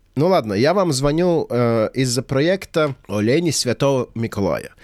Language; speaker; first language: Russian; non-native, fluent; Latvian